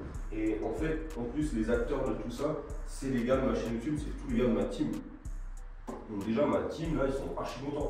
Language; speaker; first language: French; native; French